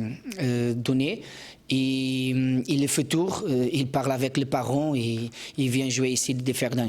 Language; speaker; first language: French; non-native, learner; Portuguese